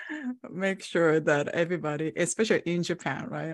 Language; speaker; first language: English; non-native, fluent; Japanese